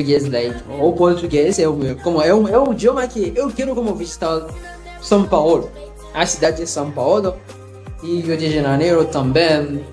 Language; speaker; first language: Portuguese; non-native, learner; Haitian Creole